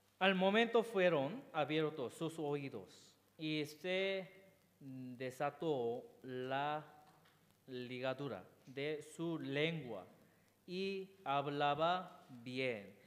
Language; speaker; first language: Spanish; non-native, learner; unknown